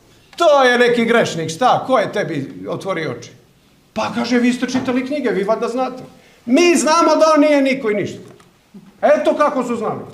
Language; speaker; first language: Croatian; native; Croatian